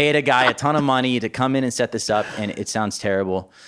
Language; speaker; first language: English; native; English